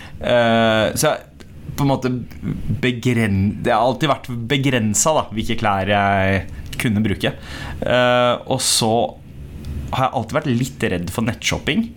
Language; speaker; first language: Norwegian; early bilingual, other home language; Punjabi